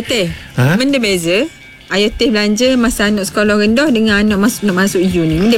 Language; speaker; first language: Malay; native; Malay